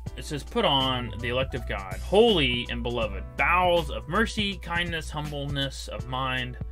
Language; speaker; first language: English; native; English